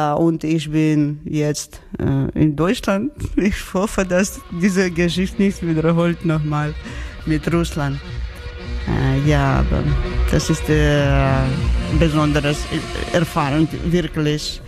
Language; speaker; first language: German; non-native, learner; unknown